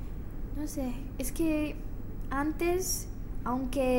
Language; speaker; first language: Spanish; non-native, learner; English